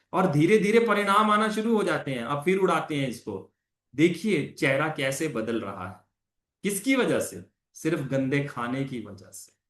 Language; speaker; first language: Hindi; non-native, local second language; Punjabi